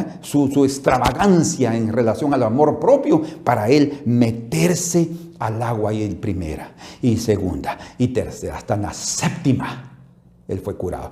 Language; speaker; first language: Spanish; native; Spanish